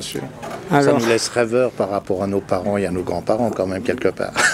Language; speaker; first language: French; native; French